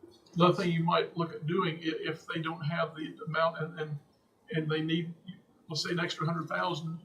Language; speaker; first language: English; native; English